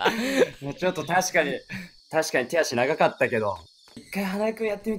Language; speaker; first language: Japanese; native; Japanese